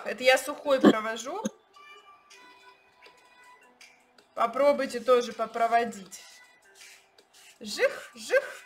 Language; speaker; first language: Russian; native; Russian